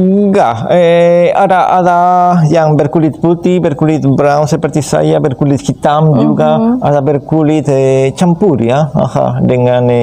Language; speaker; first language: Indonesian; non-native, fluent; Spanish